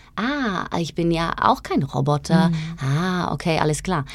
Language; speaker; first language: German; non-native, fluent; Slovak